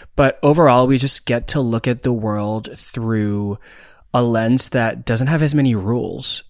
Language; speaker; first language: English; non-native, local second language; Hindi